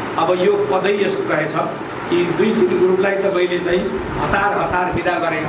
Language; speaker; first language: Nepali; native; Nepali